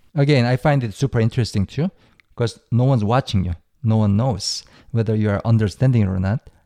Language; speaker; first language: English; non-native, fluent; Korean